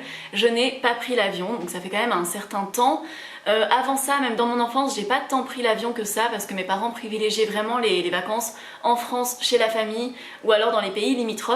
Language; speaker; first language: French; native; French